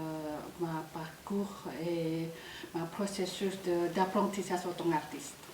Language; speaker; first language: French; non-native, fluent; Indonesian